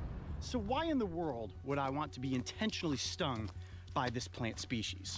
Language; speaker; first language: English; native; English